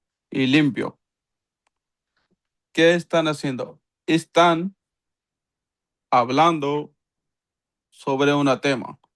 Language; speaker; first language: Spanish; non-native, learner; Urdu